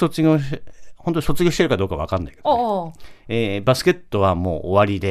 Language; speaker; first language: Japanese; native; Japanese